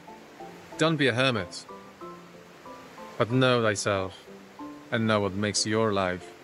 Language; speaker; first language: English; non-native, fluent; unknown